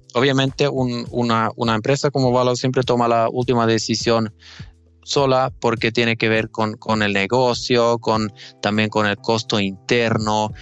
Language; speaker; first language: Spanish; non-native, fluent; Finnish